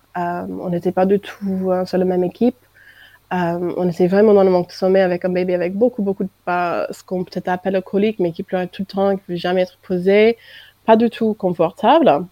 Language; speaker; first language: French; non-native, fluent; English